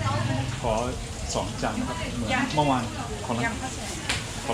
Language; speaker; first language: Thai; non-native, learner; English